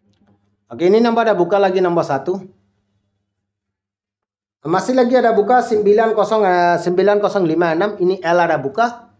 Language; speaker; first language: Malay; non-native, local second language; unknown